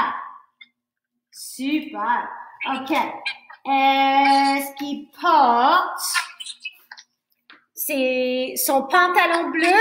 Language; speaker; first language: French; non-native, fluent; English